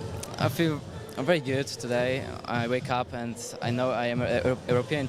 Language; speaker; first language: English; non-native, learner; Polish